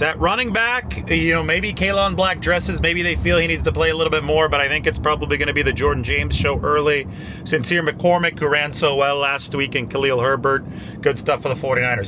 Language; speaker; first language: English; native; English